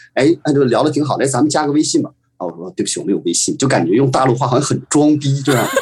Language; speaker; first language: Chinese; native; Chinese